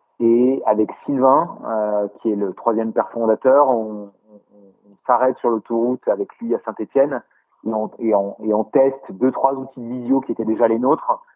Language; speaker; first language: French; native; French